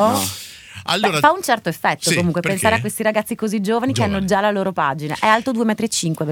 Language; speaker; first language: Italian; native; Italian